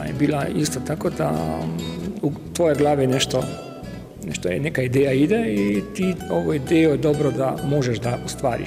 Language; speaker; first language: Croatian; non-native, learner; Slovenian